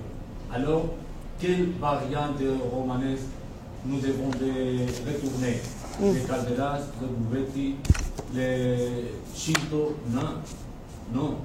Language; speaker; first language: French; non-native, learner; Spanish